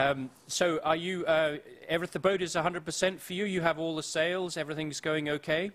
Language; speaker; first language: English; native; English